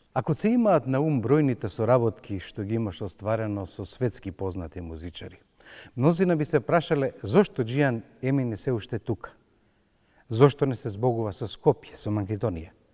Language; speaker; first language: Macedonian; native; Macedonian